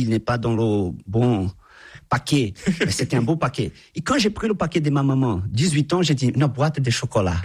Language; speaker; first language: French; non-native, fluent; Portuguese